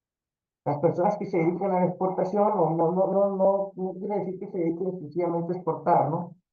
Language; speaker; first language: Spanish; native; Spanish